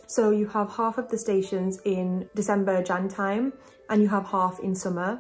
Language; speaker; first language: English; native; English